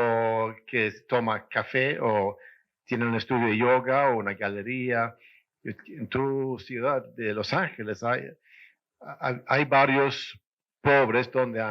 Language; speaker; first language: Spanish; non-native, fluent; Swedish